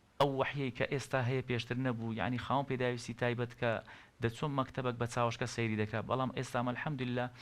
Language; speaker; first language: Central Kurdish; native; Central Kurdish